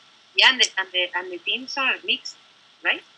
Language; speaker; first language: English; non-native, learner; Spanish